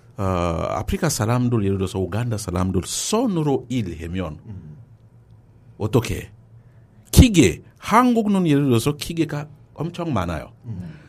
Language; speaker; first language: Korean; non-native, learner; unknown